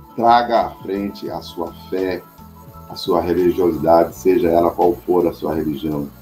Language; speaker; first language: Portuguese; native; Portuguese